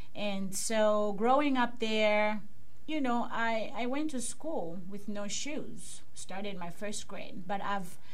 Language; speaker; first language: English; non-native, local second language; Bemba